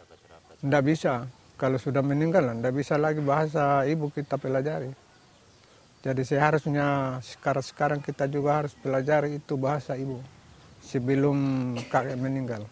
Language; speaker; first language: Indonesian; non-native, local second language; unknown